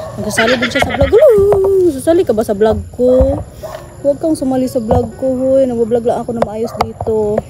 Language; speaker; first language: Filipino; non-native, local second language; Cebuano